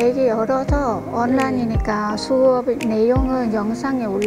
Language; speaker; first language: Korean; non-native, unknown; Khmer